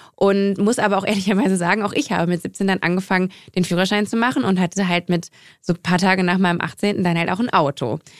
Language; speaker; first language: German; native; German